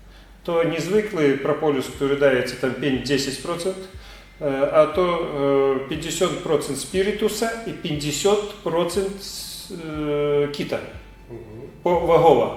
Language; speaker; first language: Polish; non-native, learner; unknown